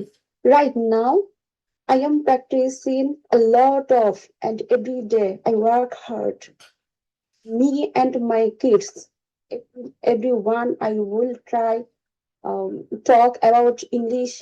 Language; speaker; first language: English; non-native, learner; Bangla